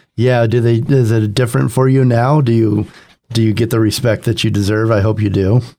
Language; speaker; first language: English; native; English